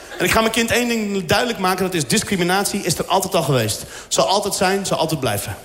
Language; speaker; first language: Dutch; early bilingual, other home language; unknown